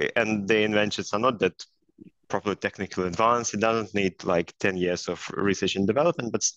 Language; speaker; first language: English; non-native, fluent; Russian